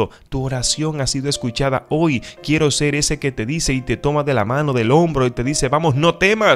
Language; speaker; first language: Spanish; native; Spanish